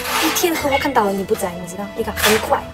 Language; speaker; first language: Chinese; non-native, learner; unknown